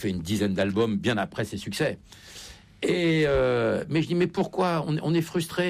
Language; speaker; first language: French; native; French